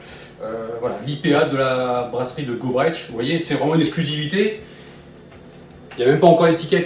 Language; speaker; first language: French; native; French